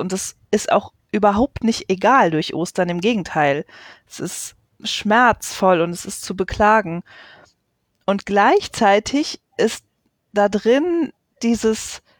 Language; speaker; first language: German; native; German